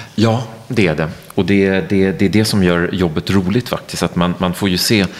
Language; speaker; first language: Swedish; non-native, fluent; French